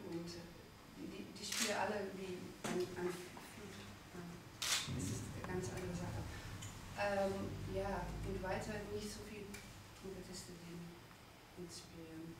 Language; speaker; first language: German; non-native, fluent; Dutch